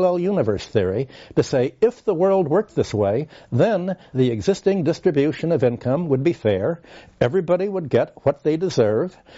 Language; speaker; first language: English; native; English